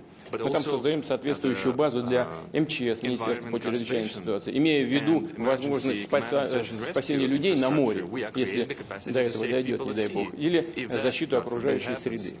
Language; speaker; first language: Russian; native; Russian